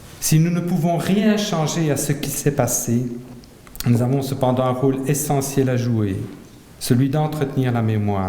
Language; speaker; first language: French; native; French